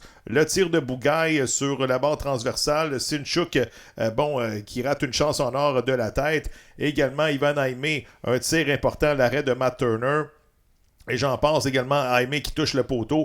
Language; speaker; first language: French; native; French